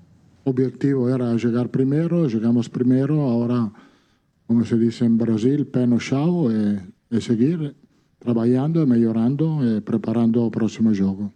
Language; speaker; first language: Portuguese; non-native, fluent; Italian